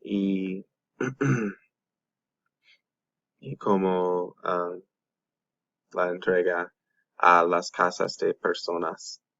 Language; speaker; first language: Spanish; non-native, learner; English